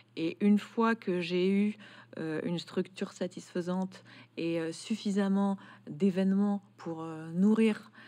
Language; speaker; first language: French; native; French